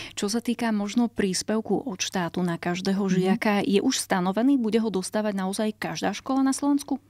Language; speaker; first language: Slovak; native; Slovak